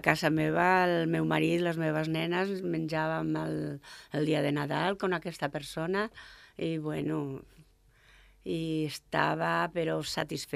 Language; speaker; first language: Catalan; non-native, learner; Spanish